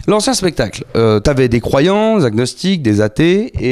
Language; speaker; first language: French; native; French